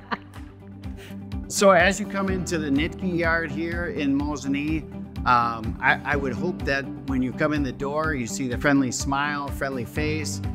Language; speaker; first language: English; native; English